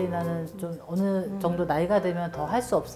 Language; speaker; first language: Korean; native; Korean